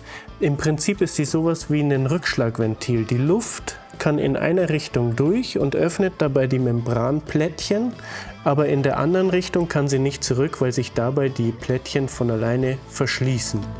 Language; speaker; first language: German; native; German